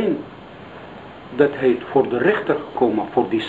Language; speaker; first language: Dutch; non-native, learner; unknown